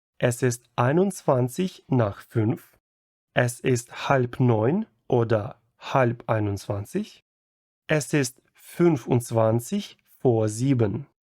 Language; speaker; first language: German; non-native, fluent; Ukrainian